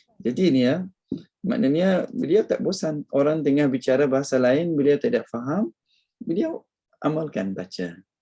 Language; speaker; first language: Malay; non-native, fluent; Arabic